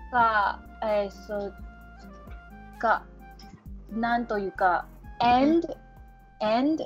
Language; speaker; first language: Japanese; non-native, learner; English